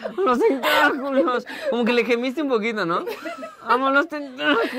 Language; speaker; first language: Spanish; native; Spanish